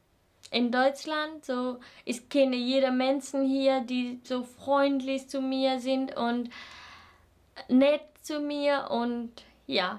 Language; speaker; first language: German; non-native, fluent; Nepali